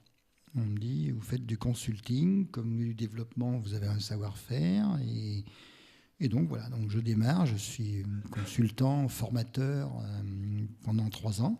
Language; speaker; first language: French; native; French